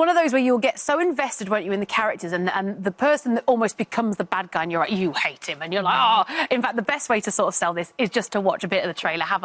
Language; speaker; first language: English; native; English